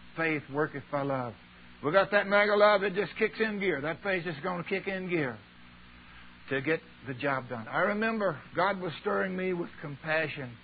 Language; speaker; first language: English; native; English